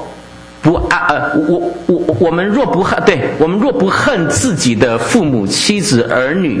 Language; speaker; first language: Chinese; native; Chinese